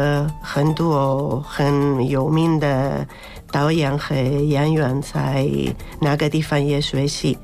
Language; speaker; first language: Chinese; non-native, fluent; Spanish